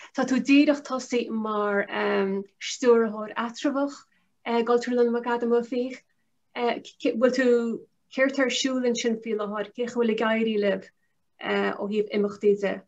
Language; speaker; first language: Irish; native; Irish